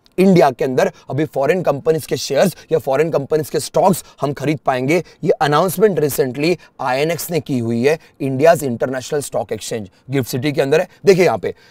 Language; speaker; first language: Hindi; native; Hindi